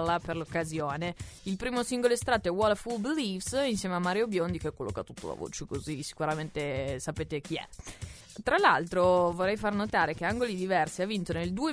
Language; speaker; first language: Italian; native; Italian